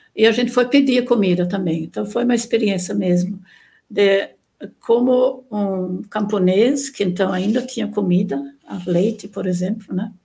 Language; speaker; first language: Portuguese; non-native, fluent; German